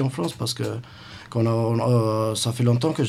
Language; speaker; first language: French; non-native, learner; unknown